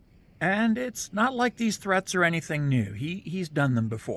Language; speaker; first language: English; native; English